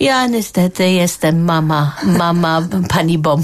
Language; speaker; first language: Polish; non-native, fluent; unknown